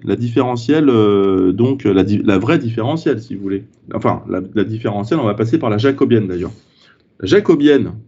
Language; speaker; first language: French; native; French